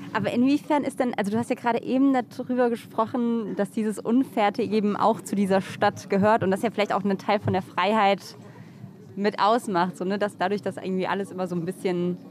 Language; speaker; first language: German; native; German